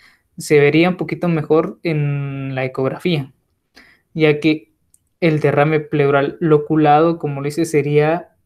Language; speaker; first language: Spanish; native; Spanish